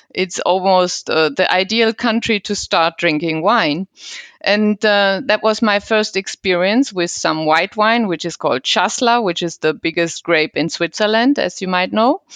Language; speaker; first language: English; non-native, fluent; German